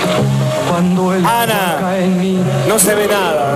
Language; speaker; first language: Spanish; native; Spanish